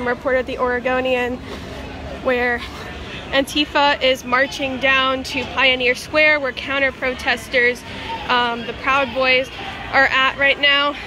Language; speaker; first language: English; native; English